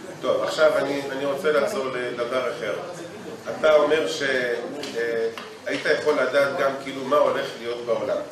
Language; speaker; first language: Hebrew; native; Hebrew